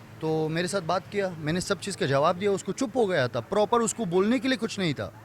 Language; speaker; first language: Hindi; non-native, fluent; Persian